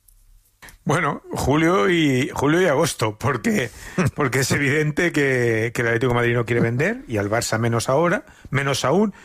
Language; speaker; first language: Spanish; native; Spanish